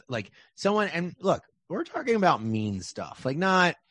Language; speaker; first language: English; native; English